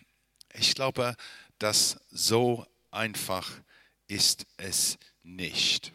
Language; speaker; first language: German; non-native, fluent; English